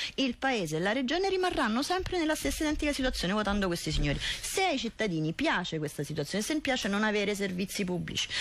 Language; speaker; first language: Italian; native; Italian